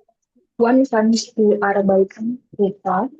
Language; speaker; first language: German; non-native, learner; Indonesian